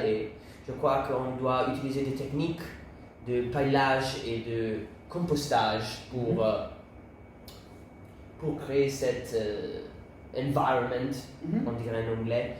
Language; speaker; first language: French; non-native, learner; Italian